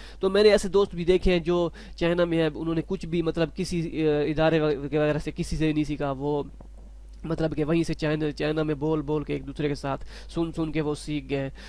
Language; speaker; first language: Urdu; non-native, local second language; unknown